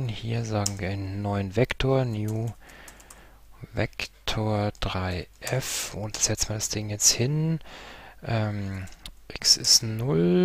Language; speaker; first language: German; native; German